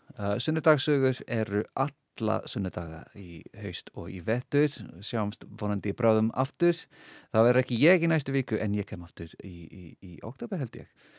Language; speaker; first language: Icelandic; non-native, fluent; English